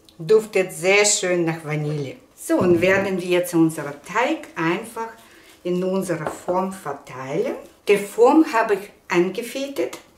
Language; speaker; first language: German; non-native, fluent; Russian